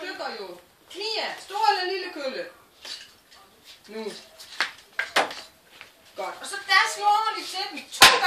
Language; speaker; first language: Danish; native; Danish